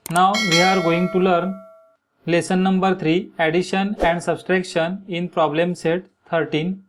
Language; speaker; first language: English; non-native, local second language; Marathi